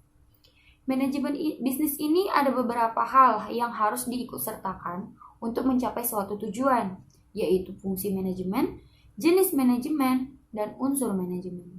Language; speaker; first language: Indonesian; native; Indonesian